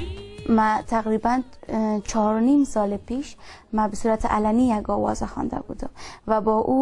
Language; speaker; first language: Persian; native; Persian